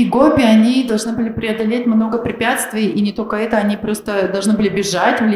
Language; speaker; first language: Russian; native; Russian